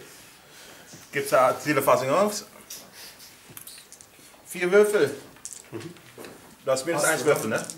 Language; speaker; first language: German; native; German